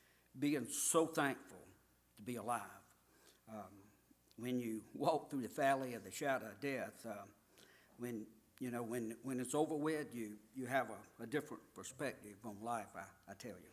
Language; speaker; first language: English; native; English